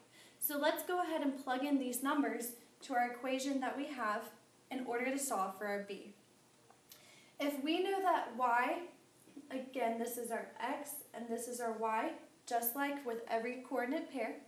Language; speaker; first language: English; native; English